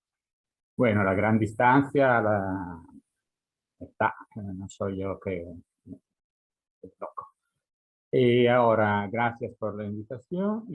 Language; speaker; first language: Spanish; non-native, fluent; Italian